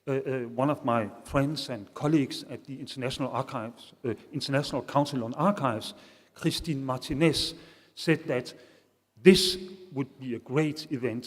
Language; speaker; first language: English; non-native, fluent; Danish